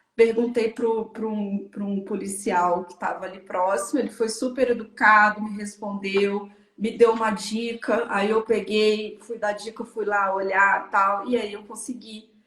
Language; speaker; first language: Portuguese; native; Portuguese